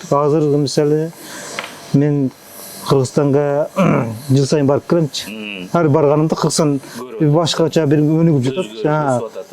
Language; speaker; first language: Kyrgyz; early bilingual, heritage; Kyrgyz